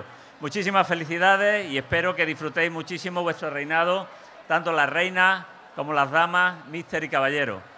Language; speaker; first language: Spanish; native; Spanish